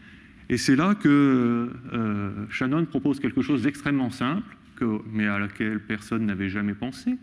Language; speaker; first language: French; native; French